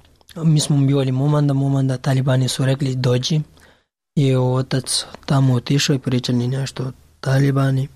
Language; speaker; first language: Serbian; non-native, learner; Pashto